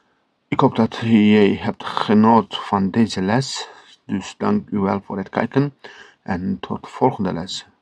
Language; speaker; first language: Dutch; non-native, learner; Kurdish